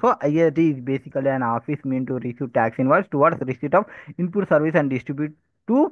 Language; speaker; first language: English; non-native, local second language; Telugu